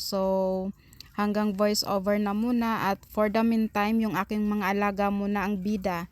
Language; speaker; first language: Filipino; native; Filipino